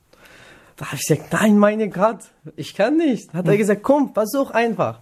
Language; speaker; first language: German; non-native, learner; Kurdish